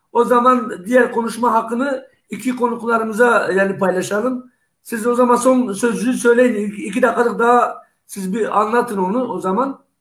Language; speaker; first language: Turkish; non-native, local second language; Zaza